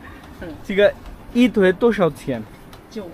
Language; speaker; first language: Chinese; non-native, learner; Bangla